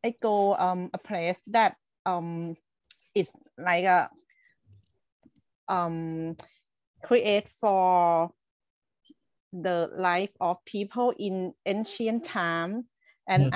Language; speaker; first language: English; non-native, learner; Thai